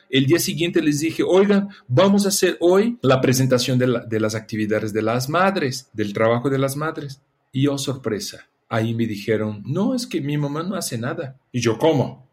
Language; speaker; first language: Spanish; non-native, fluent; Portuguese